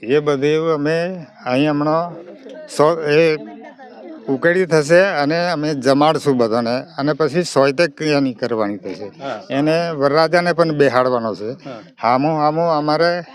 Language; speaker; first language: Gujarati; non-native, local second language; Rathawi